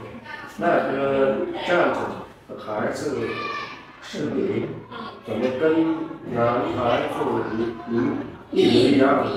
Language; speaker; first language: Chinese; non-native, learner; Vietnamese